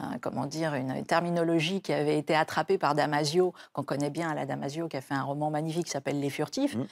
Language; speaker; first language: French; native; French